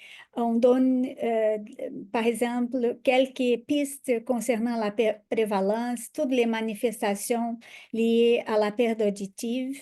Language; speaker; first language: French; non-native, fluent; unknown